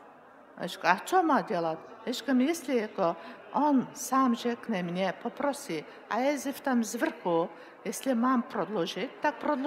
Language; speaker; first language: Czech; non-native, learner; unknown